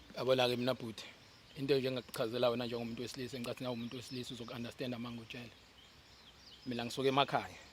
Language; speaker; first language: Zulu; native; Zulu